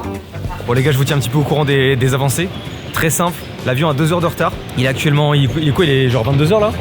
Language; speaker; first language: French; native; French